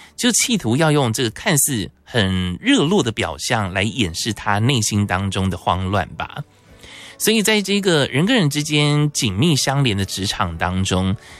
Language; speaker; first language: Chinese; native; Chinese